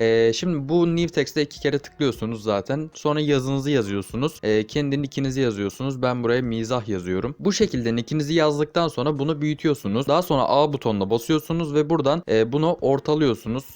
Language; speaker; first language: Turkish; native; Turkish